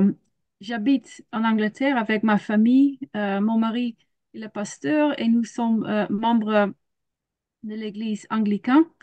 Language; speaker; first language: French; non-native, learner; Dutch